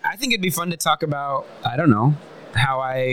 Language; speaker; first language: English; native; English